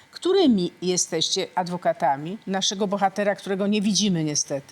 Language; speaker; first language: Polish; native; Polish